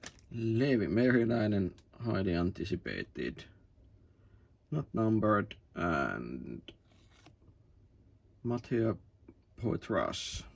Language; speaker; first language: English; non-native, learner; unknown